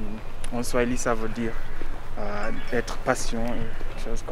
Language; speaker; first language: French; non-native, fluent; Luo (Kenya and Tanzania)